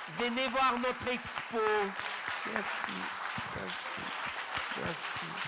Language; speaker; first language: French; non-native, fluent; Russian